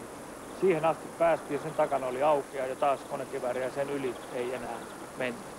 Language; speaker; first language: Finnish; native; Finnish